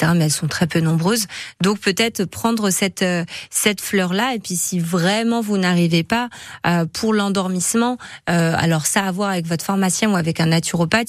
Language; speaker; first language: French; native; French